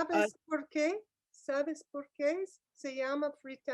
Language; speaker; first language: Spanish; non-native, learner; English